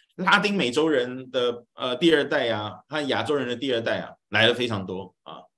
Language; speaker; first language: Chinese; native; Chinese